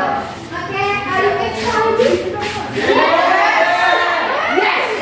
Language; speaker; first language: English; non-native, learner; Indonesian